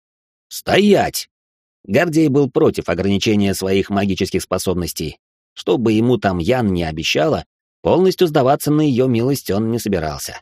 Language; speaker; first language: Russian; native; Russian